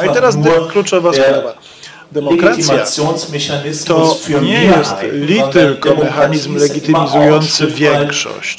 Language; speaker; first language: Polish; native; Polish